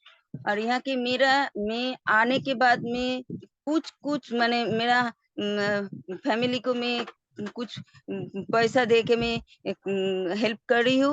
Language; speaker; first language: Hindi; non-native, local second language; Bangla